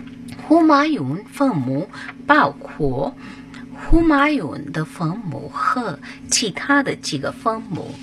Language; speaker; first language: Chinese; non-native, learner; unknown